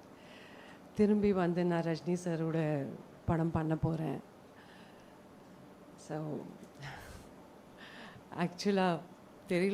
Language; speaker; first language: Tamil; non-native, fluent; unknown